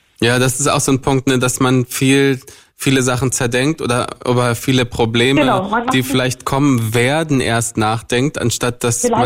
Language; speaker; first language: German; native; German